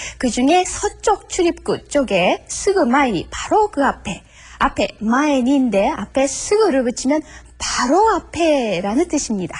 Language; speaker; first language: Korean; native; Korean